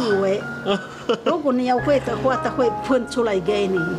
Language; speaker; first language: Chinese; non-native, fluent; Filipino